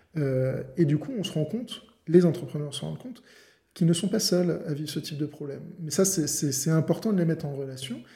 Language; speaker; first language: French; native; French